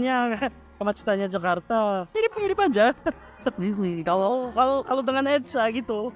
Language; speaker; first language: Indonesian; non-native, fluent; Filipino